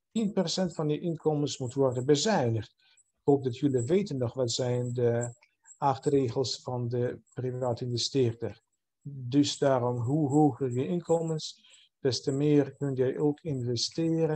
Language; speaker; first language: Dutch; non-native, fluent; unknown